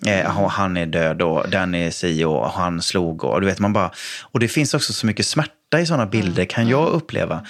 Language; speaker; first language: Swedish; native; Swedish